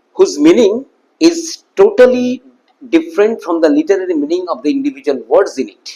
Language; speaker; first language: English; non-native, local second language; Bangla